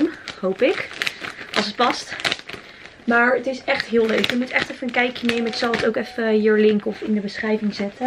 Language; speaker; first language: Dutch; native; Dutch